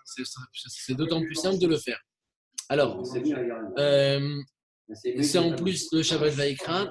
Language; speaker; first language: French; native; French